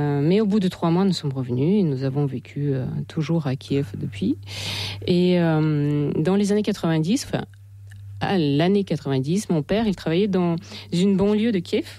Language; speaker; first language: French; non-native, fluent; Russian